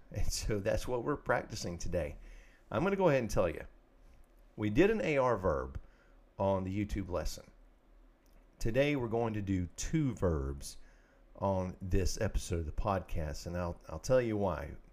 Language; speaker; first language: English; native; English